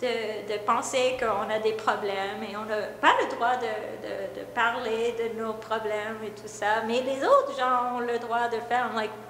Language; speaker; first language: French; non-native, local second language; English